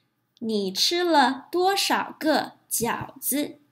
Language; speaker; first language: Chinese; non-native, fluent; English